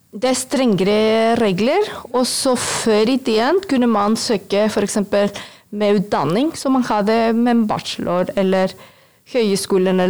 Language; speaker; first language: Norwegian; non-native, fluent; Spanish